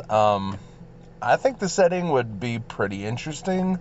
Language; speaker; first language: English; native; English